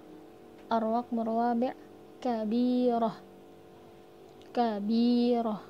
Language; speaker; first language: Arabic; non-native, learner; Indonesian